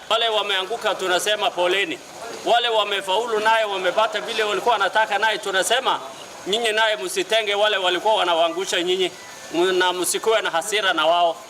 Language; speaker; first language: Swahili; non-native, local second language; Somali